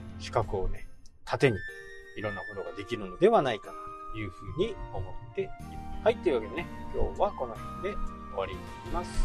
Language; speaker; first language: Japanese; native; Japanese